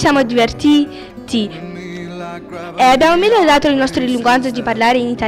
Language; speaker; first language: Italian; early bilingual, other home language; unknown